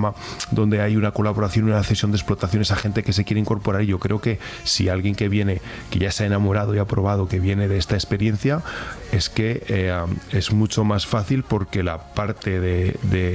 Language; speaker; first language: Spanish; native; Spanish